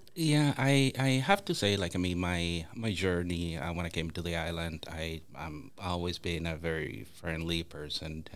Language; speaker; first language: English; non-native, fluent; Spanish